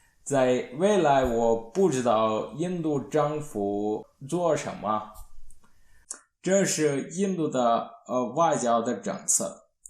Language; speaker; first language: Chinese; non-native, learner; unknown